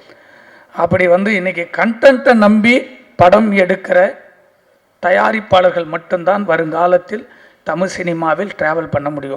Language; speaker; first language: Tamil; native; Tamil